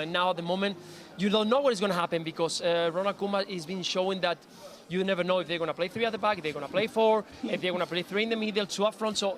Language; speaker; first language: English; non-native, fluent; Spanish